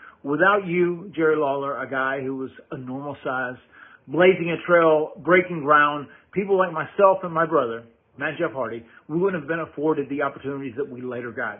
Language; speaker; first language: English; native; English